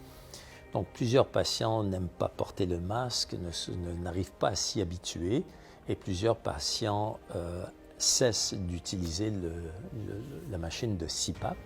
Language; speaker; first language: French; native; French